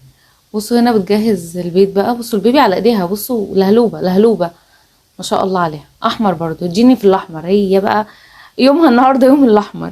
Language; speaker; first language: Arabic; native; Arabic